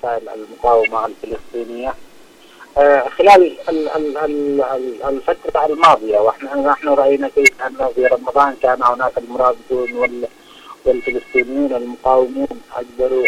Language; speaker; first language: Arabic; native; Arabic